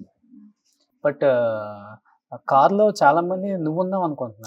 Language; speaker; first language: Telugu; native; Telugu